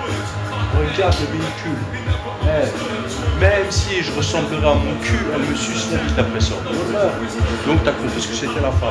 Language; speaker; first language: French; native; French